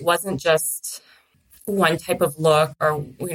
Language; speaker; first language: English; native; English